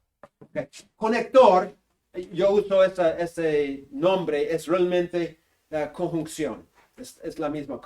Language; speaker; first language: Spanish; non-native, fluent; English